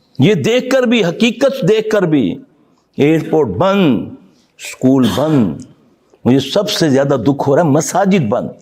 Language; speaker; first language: Urdu; non-native, local second language; Punjabi